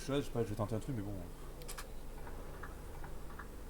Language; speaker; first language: French; native; French